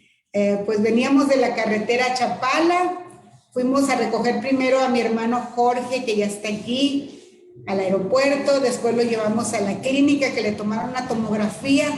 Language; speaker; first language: Spanish; native; Spanish